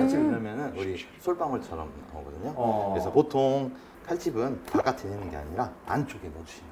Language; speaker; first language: Korean; native; Korean